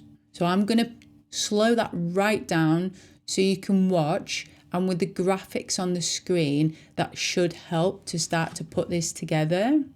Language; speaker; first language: English; native; English